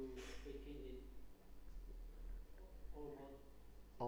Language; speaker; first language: English; non-native, learner; Vietnamese